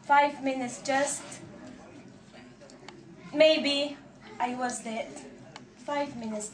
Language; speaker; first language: English; non-native, learner; Arabic